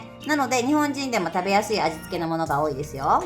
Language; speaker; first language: Japanese; native; Japanese